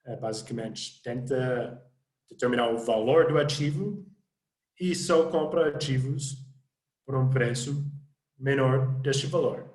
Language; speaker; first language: Portuguese; non-native, fluent; English